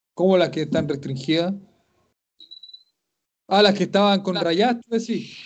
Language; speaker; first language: Spanish; native; Spanish